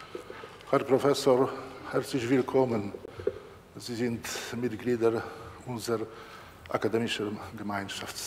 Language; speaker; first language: German; non-native, learner; Polish